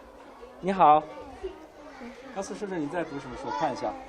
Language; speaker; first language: Chinese; native; Chinese